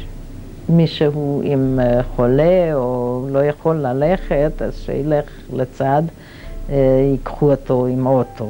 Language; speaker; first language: Hebrew; non-native, fluent; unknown